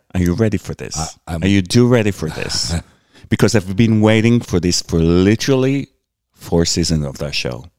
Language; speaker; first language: English; non-native, fluent; Hebrew